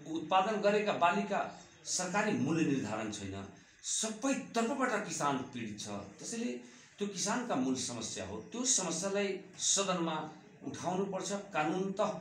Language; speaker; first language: Nepali; non-native, local second language; Bhojpuri